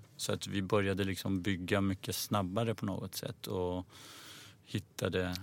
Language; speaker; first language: Swedish; early bilingual, other home language; Persian